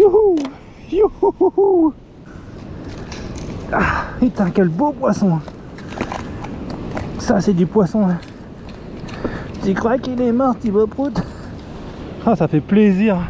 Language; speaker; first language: French; native; French